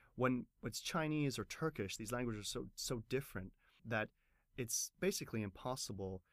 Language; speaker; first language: English; native; English